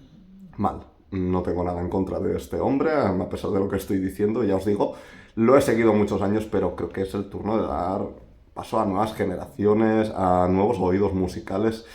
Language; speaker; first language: Spanish; native; Spanish